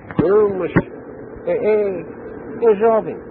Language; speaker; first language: Portuguese; non-native, learner; English